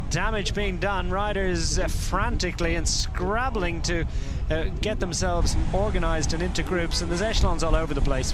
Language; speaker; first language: English; native; English